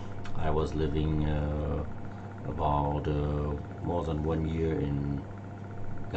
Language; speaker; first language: English; non-native, learner; German